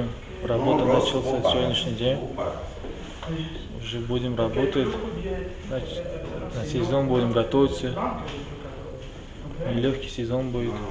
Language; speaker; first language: Russian; non-native, local second language; Uzbek